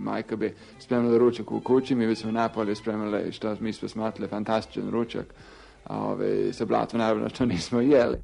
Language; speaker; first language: Serbian; non-native, fluent; English